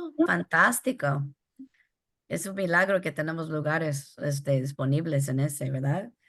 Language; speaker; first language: Spanish; early bilingual, heritage; Spanish